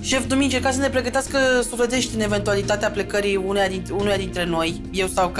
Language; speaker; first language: Romanian; native; Romanian